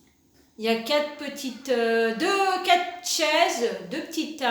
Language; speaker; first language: French; native; French